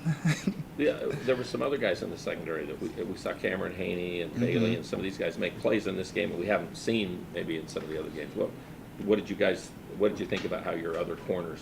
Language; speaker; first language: English; native; English